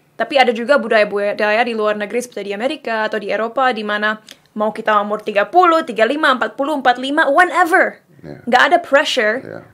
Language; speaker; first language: Indonesian; native; Indonesian